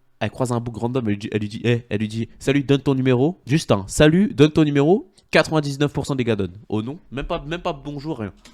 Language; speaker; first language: French; native; French